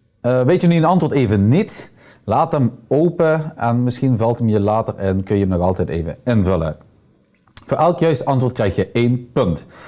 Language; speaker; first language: Dutch; native; Dutch